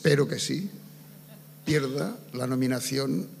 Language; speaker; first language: Spanish; native; Spanish